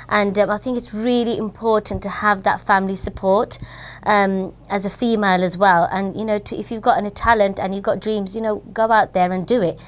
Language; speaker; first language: English; native; English